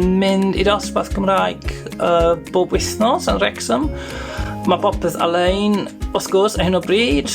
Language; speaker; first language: Welsh; non-native, learner; German